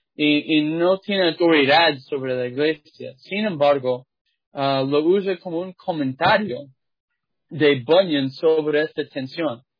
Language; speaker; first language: Spanish; non-native, fluent; English